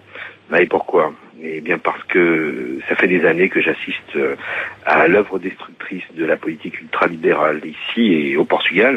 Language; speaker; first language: French; early bilingual, other home language; Portuguese